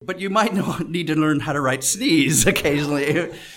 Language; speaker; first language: English; native; English